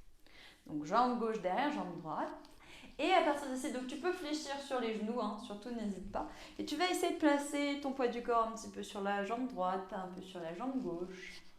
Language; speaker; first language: French; native; French